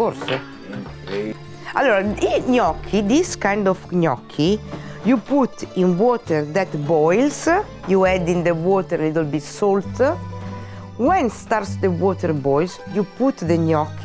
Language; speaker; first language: English; non-native, fluent; Italian